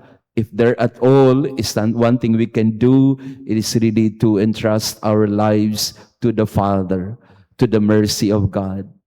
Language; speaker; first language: English; non-native, local second language; Filipino